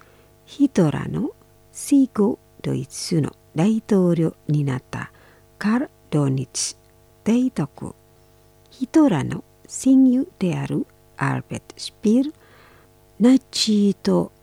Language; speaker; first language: Japanese; non-native, fluent; Indonesian